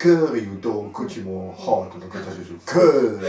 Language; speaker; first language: French; native; French